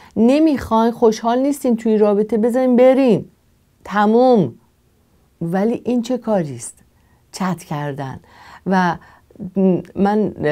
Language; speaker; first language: Persian; native; Persian